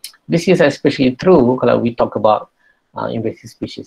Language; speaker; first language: English; non-native, local second language; Malay